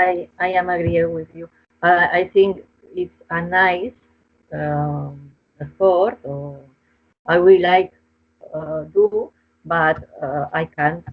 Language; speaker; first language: English; non-native, learner; Spanish